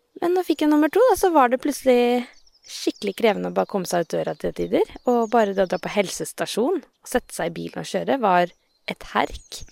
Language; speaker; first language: Norwegian; native; Norwegian